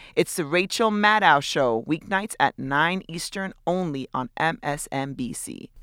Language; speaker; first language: English; early bilingual, other home language; Spanish